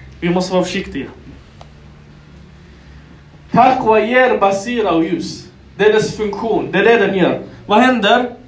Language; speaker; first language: Swedish; non-native, local second language; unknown